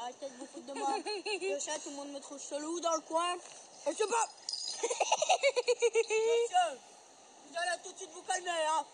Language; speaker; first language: French; native; French